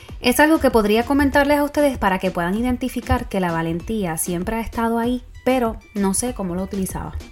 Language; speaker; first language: Spanish; native; Spanish